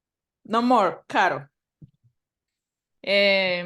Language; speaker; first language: English; non-native, learner; Spanish